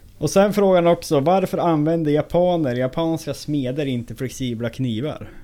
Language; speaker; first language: Swedish; native; Swedish